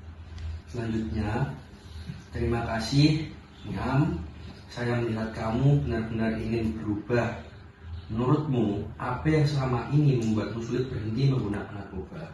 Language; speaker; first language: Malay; non-native, fluent; Indonesian